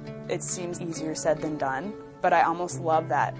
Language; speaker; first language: English; native; English